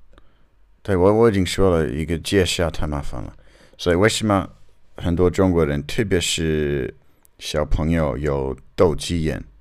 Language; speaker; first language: Chinese; non-native, learner; English